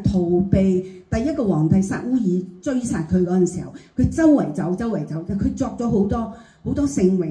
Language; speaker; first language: Cantonese; native; Cantonese